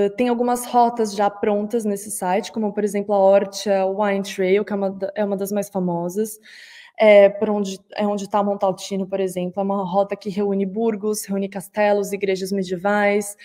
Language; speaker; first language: Portuguese; native; Portuguese